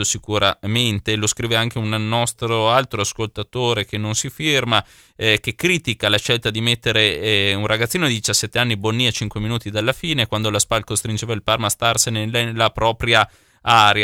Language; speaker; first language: Italian; native; Italian